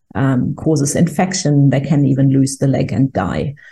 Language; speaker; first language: English; non-native, fluent; German